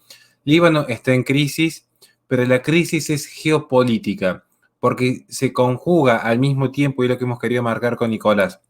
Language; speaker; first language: Spanish; native; Spanish